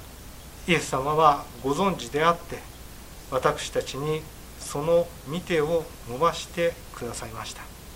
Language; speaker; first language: Japanese; native; Japanese